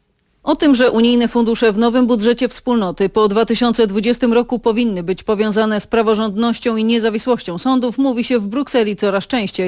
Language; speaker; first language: Polish; native; Polish